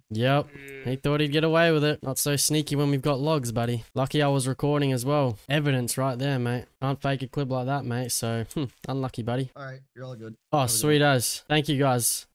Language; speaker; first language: English; native; English